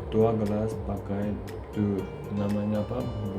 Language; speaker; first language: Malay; non-native, learner; Turkish